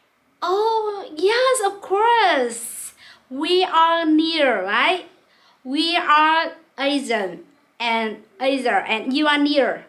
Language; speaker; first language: English; non-native, local second language; Vietnamese